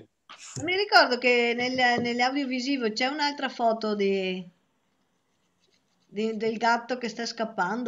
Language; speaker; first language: Italian; native; Italian